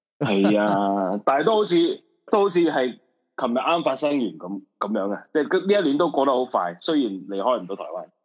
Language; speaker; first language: Chinese; non-native, local second language; Cantonese